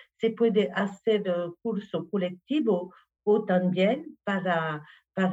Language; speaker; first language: Spanish; non-native, learner; French